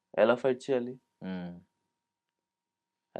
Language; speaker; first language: Telugu; non-native, local second language; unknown